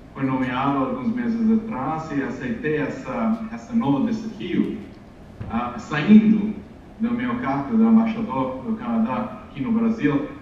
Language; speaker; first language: Portuguese; non-native, fluent; English